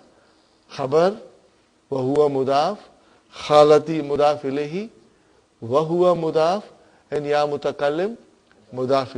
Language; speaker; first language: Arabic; non-native, fluent; Urdu